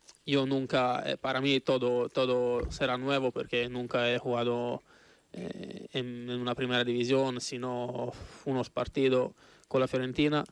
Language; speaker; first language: Spanish; non-native, fluent; Italian